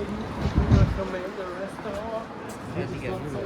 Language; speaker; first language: English; non-native, learner; German